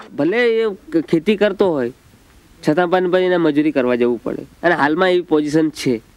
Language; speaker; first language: Gujarati; non-native, local second language; Rathawi